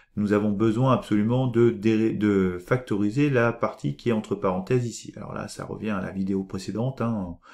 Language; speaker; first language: French; native; French